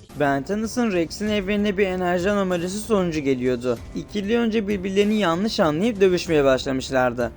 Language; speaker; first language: Turkish; native; Turkish